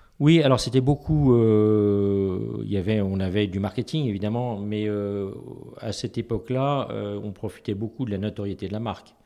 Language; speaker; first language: French; native; French